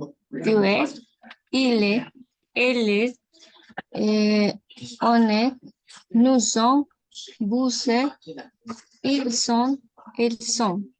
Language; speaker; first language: French; non-native, learner; Spanish